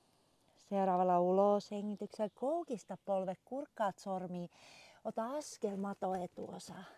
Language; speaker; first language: Finnish; native; Finnish